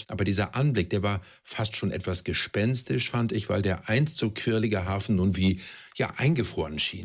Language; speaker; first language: German; native; German